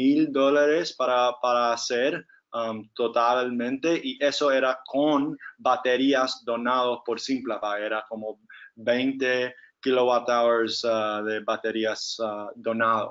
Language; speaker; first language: Spanish; non-native, fluent; English